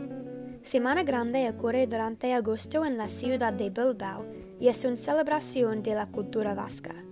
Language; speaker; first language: Spanish; non-native, learner; English